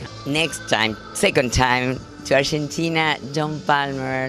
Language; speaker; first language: English; non-native, learner; Spanish